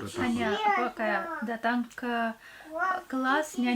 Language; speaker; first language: Indonesian; non-native, fluent; Russian